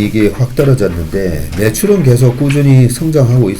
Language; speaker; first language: Korean; native; Korean